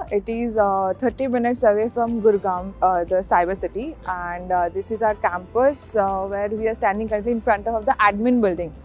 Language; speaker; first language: English; non-native, local second language; Bangla